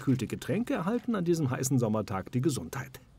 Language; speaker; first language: German; native; German